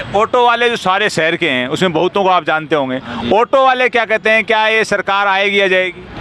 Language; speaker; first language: Hindi; native; Hindi